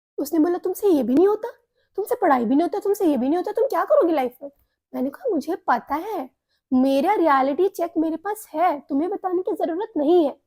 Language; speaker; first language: Hindi; native; Hindi